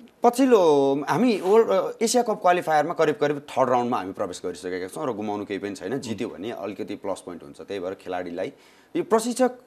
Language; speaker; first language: Nepali; native; Nepali